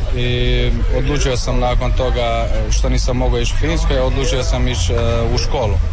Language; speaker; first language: Serbian; non-native, fluent; Central Kurdish